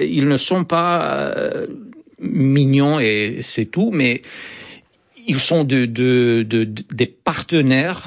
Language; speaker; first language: French; non-native, fluent; Romanian